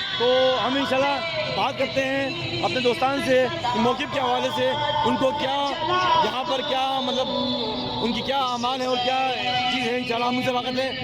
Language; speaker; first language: Urdu; non-native, local second language; Balti